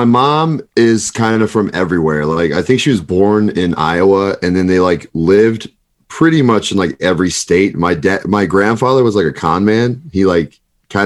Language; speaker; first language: English; native; English